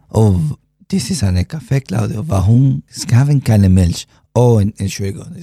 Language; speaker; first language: German; non-native, learner; Spanish